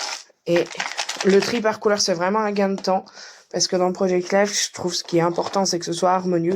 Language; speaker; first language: French; native; French